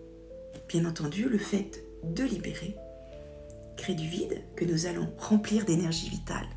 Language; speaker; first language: French; native; French